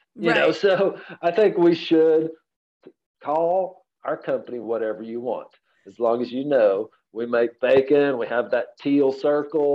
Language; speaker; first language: English; native; English